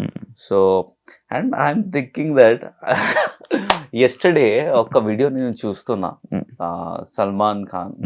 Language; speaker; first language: Telugu; non-native, local second language; Hindi